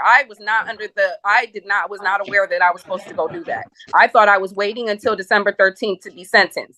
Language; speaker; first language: English; native; English